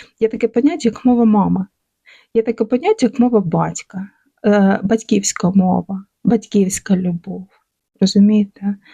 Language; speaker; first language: Ukrainian; non-native, local second language; Russian